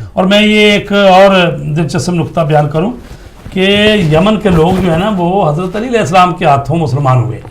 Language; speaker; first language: Urdu; native; Urdu